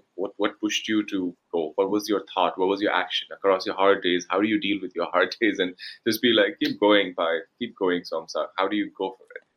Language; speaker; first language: English; non-native, local second language; Hindi